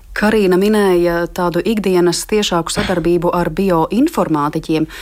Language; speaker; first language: Latvian; native; Latvian